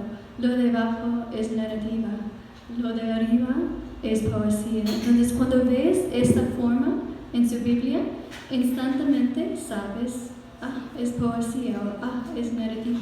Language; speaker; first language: Spanish; non-native, fluent; English